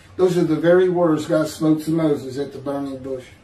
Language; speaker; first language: English; native; English